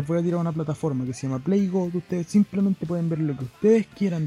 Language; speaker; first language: Spanish; native; Spanish